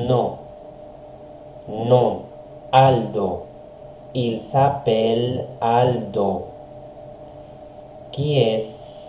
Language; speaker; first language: French; non-native, learner; Spanish